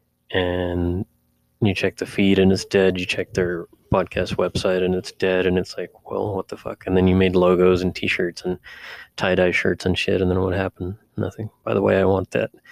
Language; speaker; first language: English; native; English